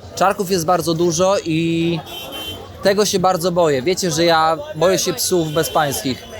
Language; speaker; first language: Polish; native; Polish